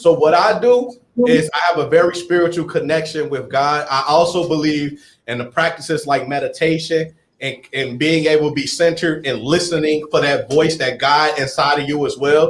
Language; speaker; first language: English; native; English